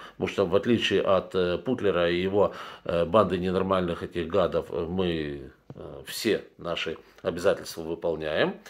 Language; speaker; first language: Russian; native; Russian